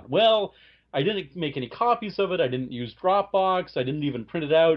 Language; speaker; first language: English; native; English